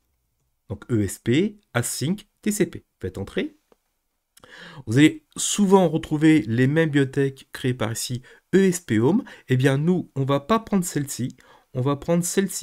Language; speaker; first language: French; native; French